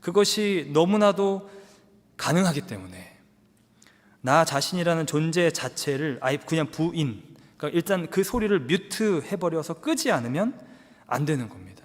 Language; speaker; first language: Korean; native; Korean